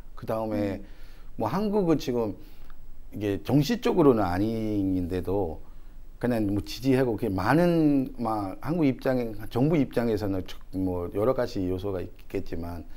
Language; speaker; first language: Korean; non-native, fluent; Burmese